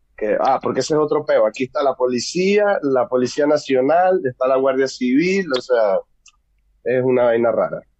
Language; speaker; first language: Spanish; native; Spanish